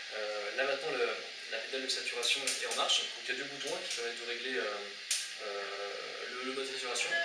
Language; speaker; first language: French; native; French